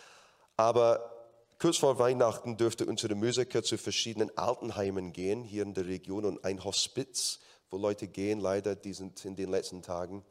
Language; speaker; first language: German; non-native, fluent; English